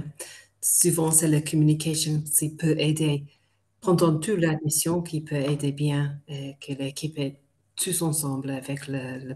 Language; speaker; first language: French; non-native, fluent; English